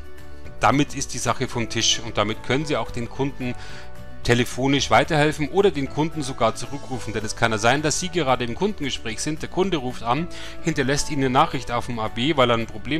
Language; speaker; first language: German; native; German